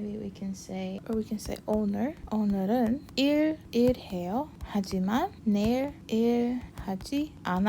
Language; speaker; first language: Korean; non-native, fluent; English